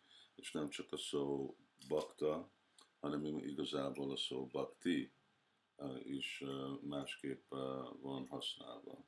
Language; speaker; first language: Hungarian; early bilingual, heritage; Hungarian